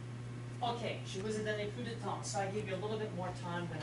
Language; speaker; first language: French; non-native, fluent; English